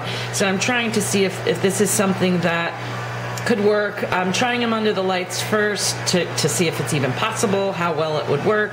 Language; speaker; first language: English; native; English